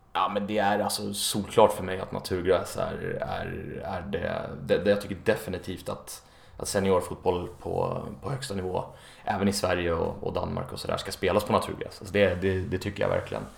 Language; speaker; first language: Swedish; native; Swedish